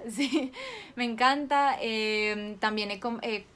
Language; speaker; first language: Spanish; native; Spanish